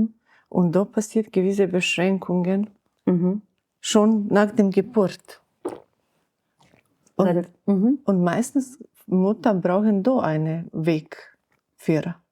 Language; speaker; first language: German; non-native, learner; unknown